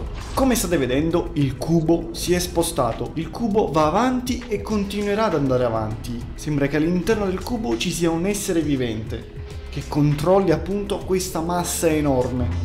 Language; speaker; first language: Italian; native; Italian